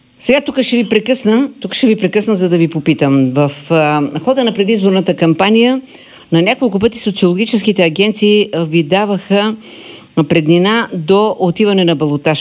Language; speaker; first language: Bulgarian; native; Bulgarian